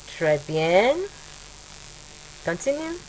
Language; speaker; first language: French; non-native, fluent; Yoruba